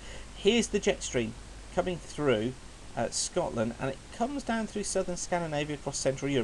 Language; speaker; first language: English; native; English